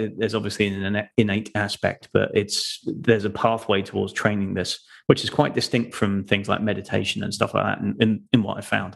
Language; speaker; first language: English; native; English